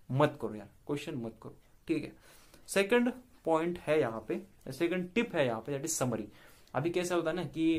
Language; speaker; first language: Hindi; non-native, local second language; Marathi